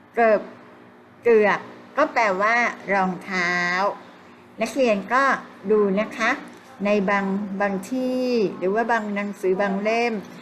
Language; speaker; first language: Thai; native; Thai